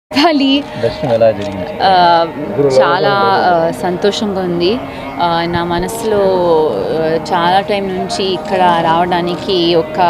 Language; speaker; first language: Telugu; non-native, learner; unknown